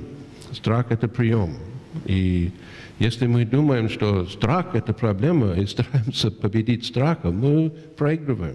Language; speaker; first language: Russian; non-native, fluent; English